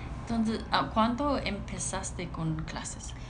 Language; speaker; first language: Spanish; non-native, learner; English